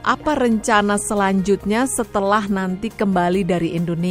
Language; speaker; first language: Indonesian; native; Indonesian